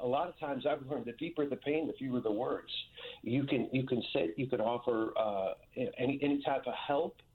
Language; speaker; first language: English; native; English